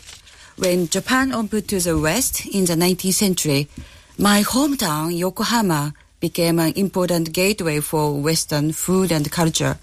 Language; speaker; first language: English; non-native, fluent; Japanese